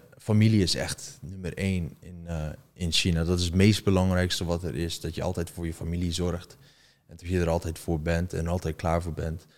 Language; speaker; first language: Dutch; early bilingual, heritage; Dutch